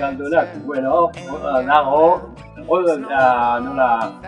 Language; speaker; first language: Basque; non-native, learner; Arabic